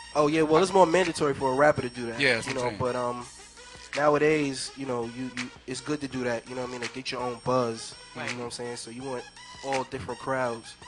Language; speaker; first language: English; native; English